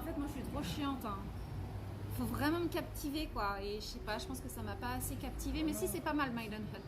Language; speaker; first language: French; native; French